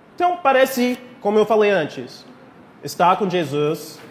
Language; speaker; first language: Portuguese; non-native, fluent; English